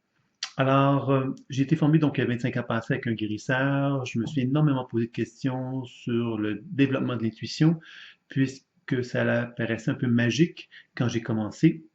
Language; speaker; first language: French; native; French